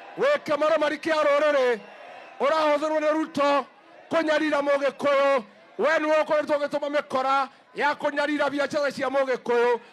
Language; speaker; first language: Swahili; non-native, local second language; Kikuyu